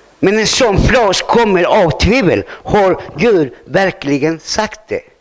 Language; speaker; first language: Swedish; early bilingual, other home language; Spanish